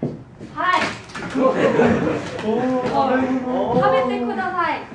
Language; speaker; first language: Japanese; non-native, learner; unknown